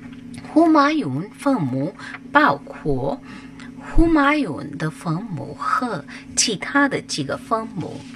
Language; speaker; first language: Chinese; non-native, learner; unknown